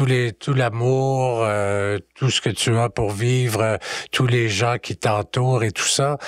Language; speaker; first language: French; native; French